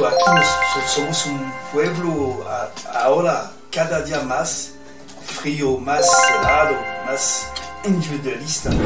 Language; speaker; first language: Spanish; non-native, fluent; French